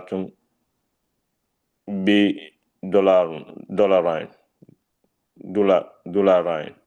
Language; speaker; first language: Arabic; non-native, learner; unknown